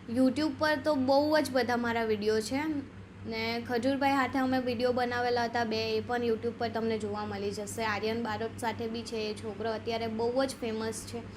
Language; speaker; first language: Gujarati; native; Gujarati